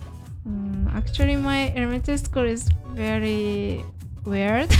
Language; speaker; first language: English; non-native, learner; Japanese